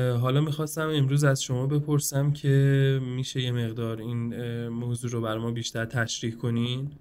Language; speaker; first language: Persian; native; Persian